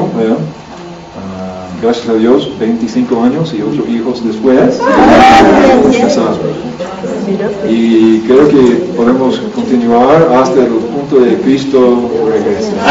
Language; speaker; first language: Spanish; non-native, learner; English